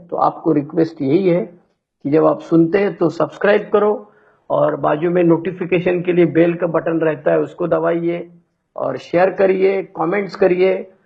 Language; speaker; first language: Hindi; non-native, local second language; Marathi